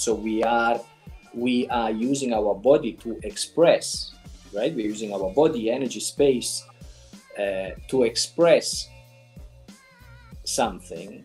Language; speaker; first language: English; non-native, fluent; Italian